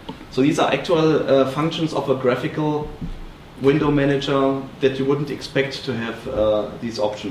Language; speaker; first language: English; non-native, fluent; German